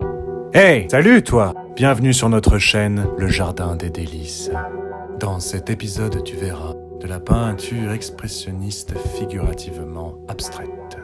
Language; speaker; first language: French; native; French